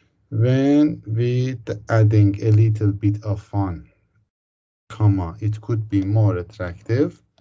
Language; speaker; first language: English; non-native, fluent; Azerbaijani